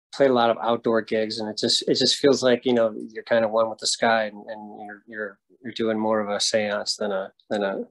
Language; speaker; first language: English; native; English